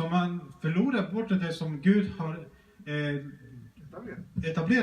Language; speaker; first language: Swedish; early bilingual, other home language; Spanish